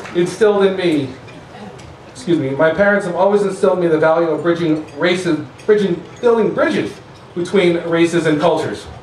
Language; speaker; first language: English; native; English